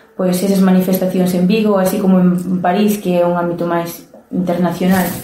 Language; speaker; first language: Galician; non-native, local second language; Spanish